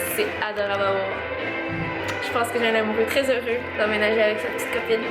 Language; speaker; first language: French; native; French